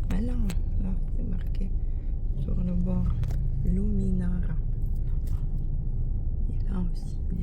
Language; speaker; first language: French; non-native, fluent; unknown